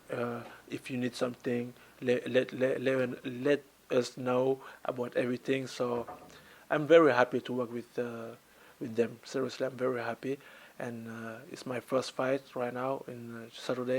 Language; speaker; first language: English; non-native, learner; French